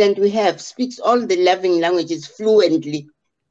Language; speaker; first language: English; non-native, local second language; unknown